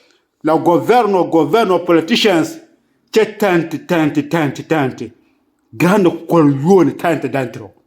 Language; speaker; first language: Italian; non-native, learner; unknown